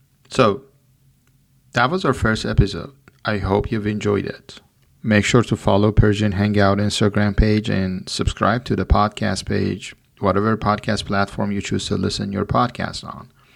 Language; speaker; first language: English; non-native, fluent; Persian